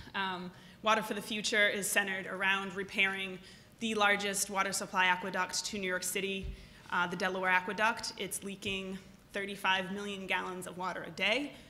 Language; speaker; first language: English; native; English